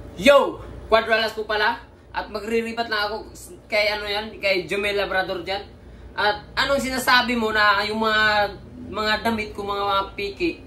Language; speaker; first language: Filipino; non-native, local second language; Cebuano